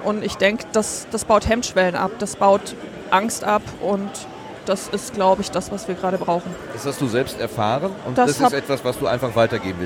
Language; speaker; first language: German; native; German